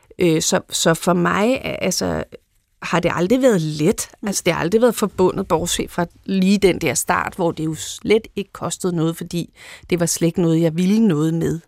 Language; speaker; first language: Danish; native; Danish